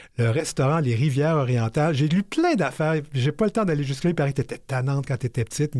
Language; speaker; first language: French; native; French